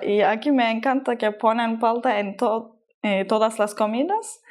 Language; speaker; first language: Spanish; non-native, fluent; Turkish